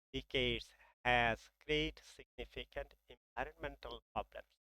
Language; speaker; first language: English; non-native, local second language; Bangla